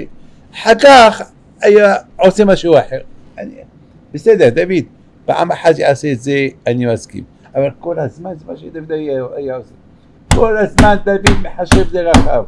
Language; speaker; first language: Hebrew; non-native, fluent; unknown